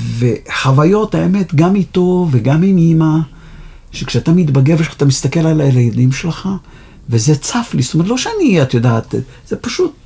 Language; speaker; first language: Hebrew; native; Hebrew